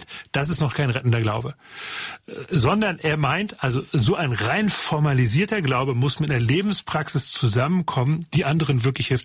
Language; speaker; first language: German; native; German